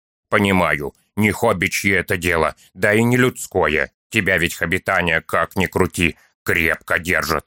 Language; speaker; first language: Russian; native; Russian